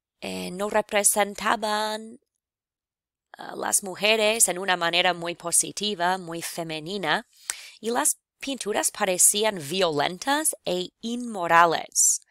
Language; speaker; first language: Spanish; non-native, fluent; English